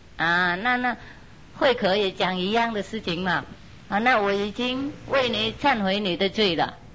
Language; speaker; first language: Chinese; non-native, fluent; Vietnamese